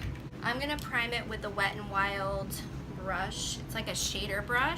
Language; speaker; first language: English; native; English